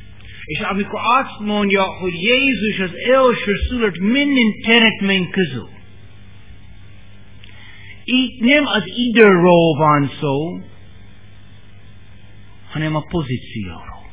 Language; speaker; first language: Hungarian; non-native, learner; English